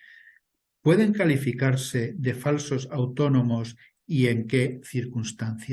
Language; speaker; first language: Spanish; native; Spanish